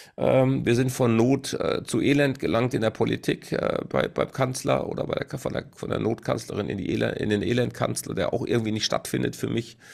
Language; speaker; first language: German; native; German